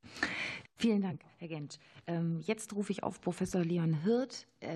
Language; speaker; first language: German; native; German